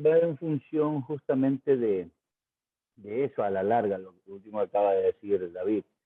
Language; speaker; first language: Spanish; native; Spanish